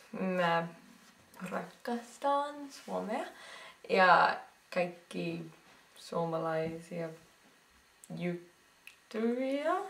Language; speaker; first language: Finnish; non-native, learner; English